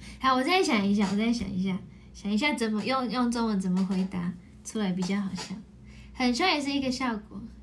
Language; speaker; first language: Chinese; non-native, fluent; Japanese